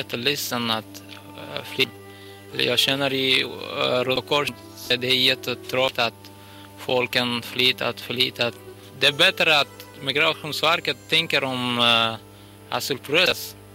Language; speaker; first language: Swedish; non-native, learner; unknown